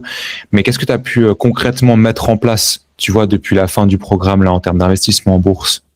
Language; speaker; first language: French; native; French